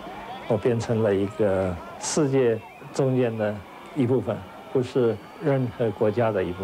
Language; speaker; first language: Chinese; non-native, local second language; Wu Chinese